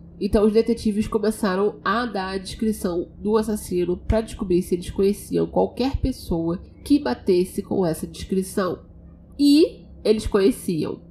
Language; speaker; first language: Portuguese; native; Portuguese